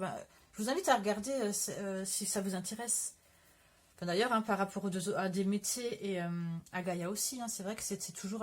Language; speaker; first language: French; native; French